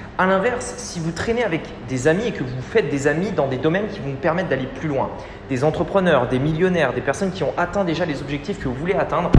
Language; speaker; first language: French; native; French